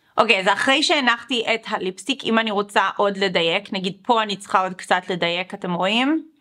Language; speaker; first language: Hebrew; early bilingual, other home language; English